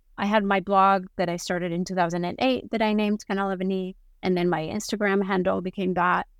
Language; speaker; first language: English; non-native, fluent; Spanish